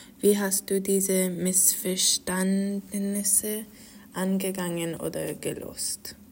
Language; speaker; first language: German; non-native, learner; English